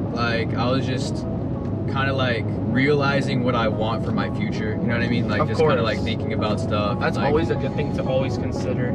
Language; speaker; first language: English; native; English